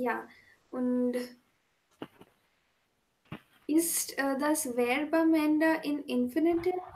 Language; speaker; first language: German; non-native, learner; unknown